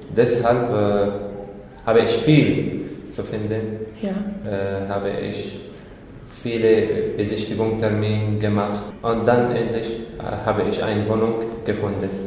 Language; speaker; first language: German; non-native, learner; Arabic